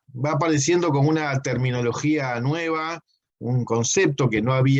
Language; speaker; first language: Spanish; native; Spanish